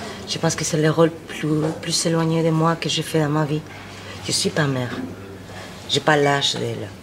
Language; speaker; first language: French; non-native, fluent; Spanish